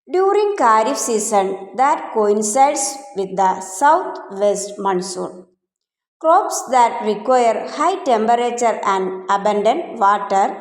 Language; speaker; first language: English; non-native, local second language; Malayalam